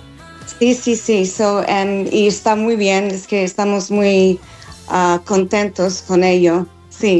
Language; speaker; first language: Spanish; non-native, learner; English